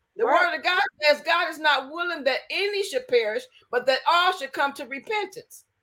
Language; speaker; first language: English; native; English